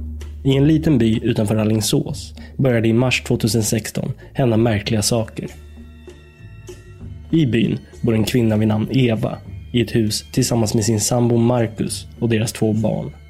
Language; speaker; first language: Swedish; native; Swedish